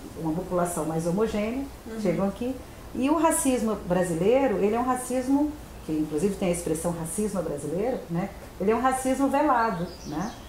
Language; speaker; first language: Portuguese; native; Portuguese